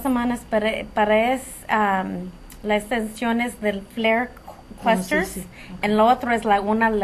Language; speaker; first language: Spanish; early bilingual, heritage; Spanish